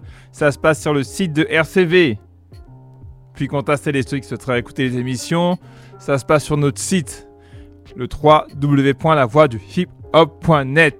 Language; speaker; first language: French; native; French